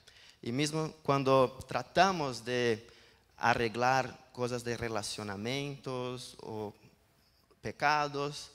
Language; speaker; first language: Spanish; non-native, learner; Portuguese